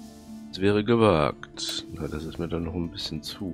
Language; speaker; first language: German; native; German